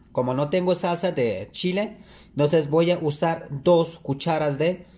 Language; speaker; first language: Spanish; non-native, learner; Turkish